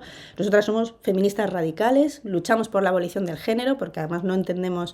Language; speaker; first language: Spanish; native; Spanish